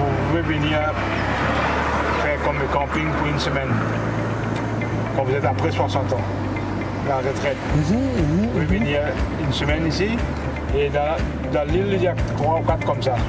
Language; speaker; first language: French; non-native, local second language; Morisyen